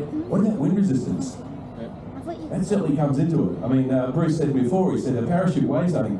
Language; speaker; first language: English; native; English